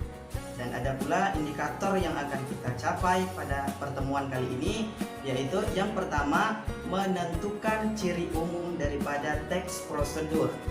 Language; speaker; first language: Indonesian; native; Indonesian